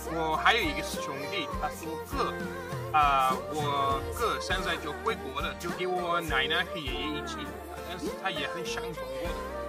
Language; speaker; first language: Chinese; non-native, learner; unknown